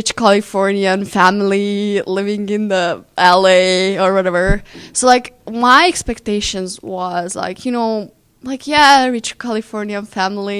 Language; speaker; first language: English; non-native, fluent; Hungarian